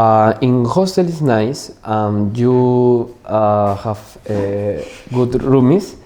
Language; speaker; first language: English; non-native, learner; Spanish